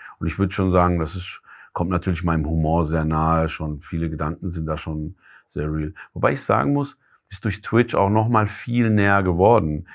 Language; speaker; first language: German; early bilingual, other home language; Persian